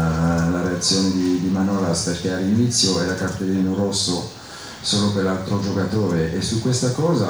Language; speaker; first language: Italian; non-native, fluent; French